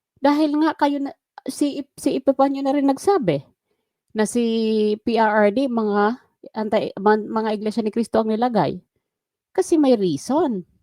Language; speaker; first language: Filipino; non-native, local second language; Waray